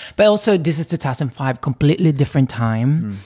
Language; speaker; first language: English; non-native, local second language; Filipino